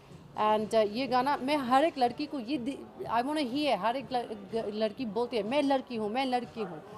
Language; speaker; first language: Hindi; early bilingual, heritage; English